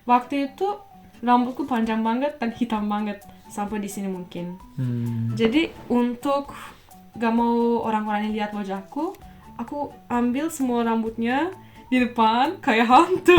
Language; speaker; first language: Indonesian; non-native, fluent; Turkish